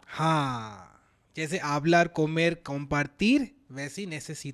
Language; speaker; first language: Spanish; non-native, learner; Hindi